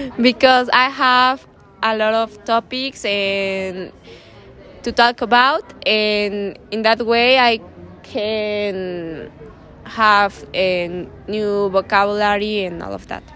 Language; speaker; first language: English; non-native, learner; Spanish